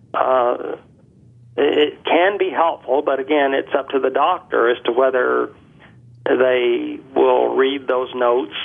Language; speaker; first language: English; native; English